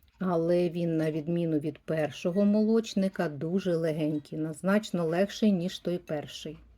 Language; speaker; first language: Ukrainian; native; Ukrainian